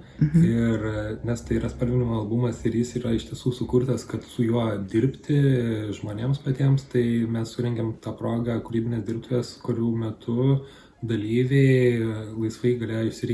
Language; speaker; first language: Lithuanian; native; Lithuanian